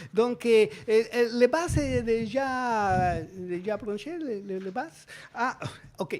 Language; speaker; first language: French; non-native, learner; Spanish